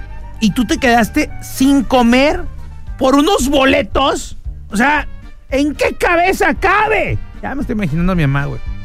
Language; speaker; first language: Spanish; native; Spanish